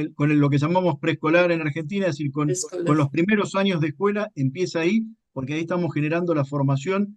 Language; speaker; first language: Spanish; native; Spanish